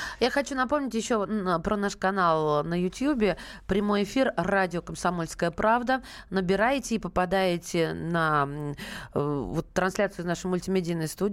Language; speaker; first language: Russian; native; Russian